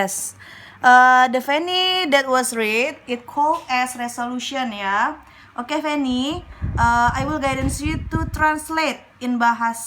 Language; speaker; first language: English; non-native, learner; Indonesian